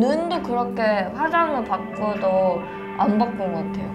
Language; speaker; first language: Korean; non-native, fluent; Japanese